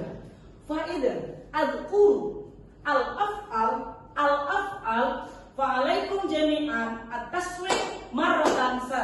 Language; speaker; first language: Arabic; non-native, learner; Indonesian